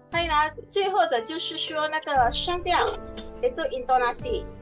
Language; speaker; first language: Chinese; non-native, fluent; Indonesian